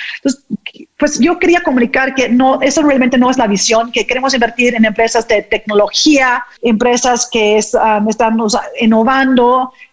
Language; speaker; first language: Spanish; non-native, fluent; English